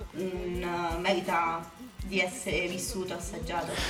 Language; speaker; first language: Italian; native; Italian